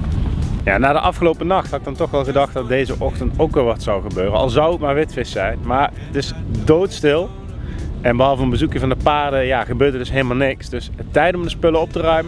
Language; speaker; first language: Dutch; native; Dutch